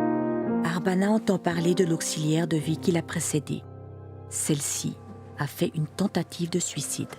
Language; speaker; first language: French; native; French